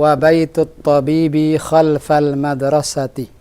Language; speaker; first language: Arabic; non-native, fluent; Indonesian